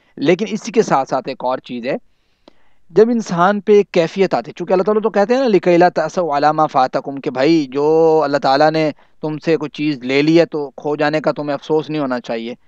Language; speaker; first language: Urdu; non-native, local second language; Punjabi